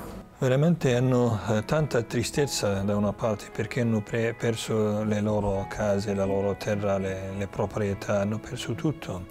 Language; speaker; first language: Italian; non-native, fluent; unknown